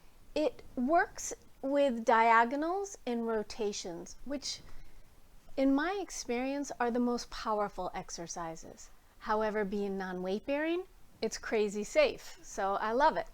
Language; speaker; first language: English; native; English